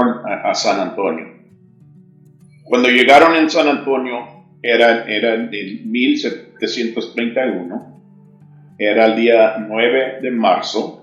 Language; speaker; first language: Spanish; early bilingual, heritage; English